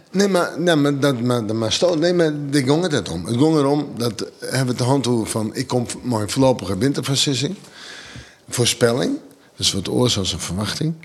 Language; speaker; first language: Dutch; non-native, local second language; Western Frisian